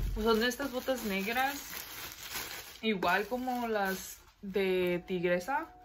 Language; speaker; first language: Spanish; early bilingual, heritage; Spanish